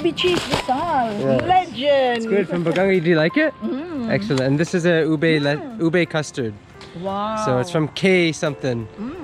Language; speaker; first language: English; native; English